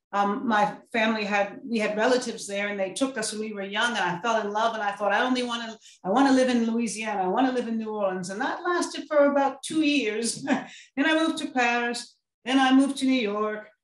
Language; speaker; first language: English; native; English